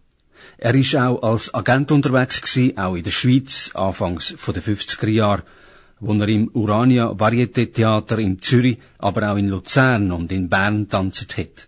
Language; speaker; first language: German; native; German